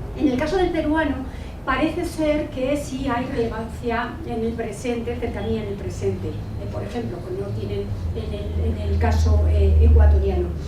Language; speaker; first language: Spanish; native; Spanish